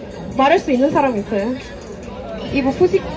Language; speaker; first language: Korean; non-native, fluent; Chinese